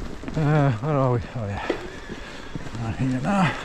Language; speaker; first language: English; native; English